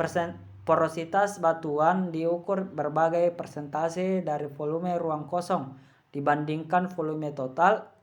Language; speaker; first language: Indonesian; native; Indonesian